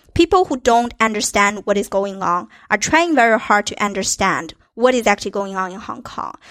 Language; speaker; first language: English; non-native, fluent; Chinese